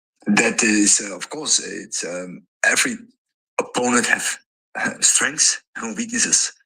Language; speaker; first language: English; non-native, fluent; Dutch